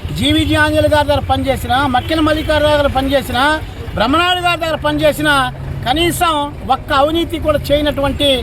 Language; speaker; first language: Telugu; non-native, local second language; Lambadi